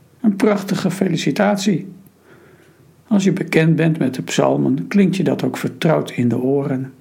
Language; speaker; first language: Dutch; native; Dutch